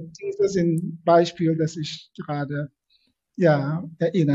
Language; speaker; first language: German; non-native, fluent; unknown